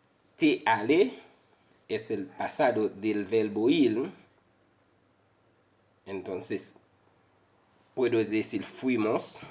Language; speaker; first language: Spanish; non-native, fluent; Haitian Creole